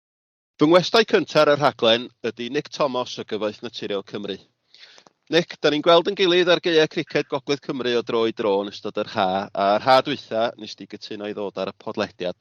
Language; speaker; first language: Welsh; native; Welsh